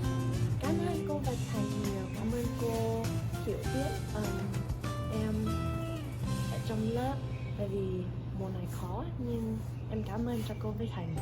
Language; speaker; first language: Vietnamese; early bilingual, heritage; English